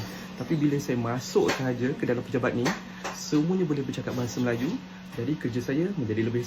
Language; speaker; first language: Malay; native; Malay